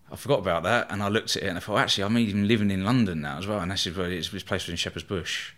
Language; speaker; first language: English; native; English